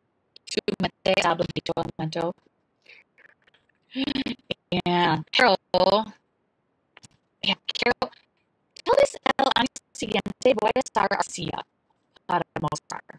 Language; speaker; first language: Spanish; non-native, learner; English